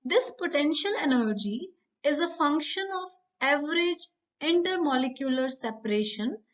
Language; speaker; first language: English; non-native, local second language; Punjabi